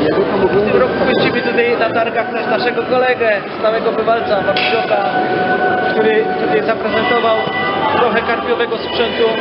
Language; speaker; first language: Polish; native; Polish